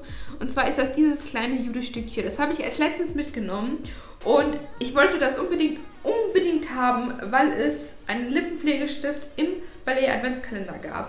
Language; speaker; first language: German; native; German